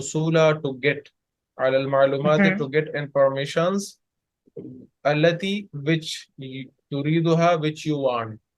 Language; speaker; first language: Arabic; non-native, fluent; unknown